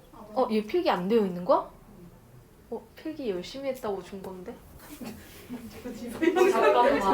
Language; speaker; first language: Korean; native; Korean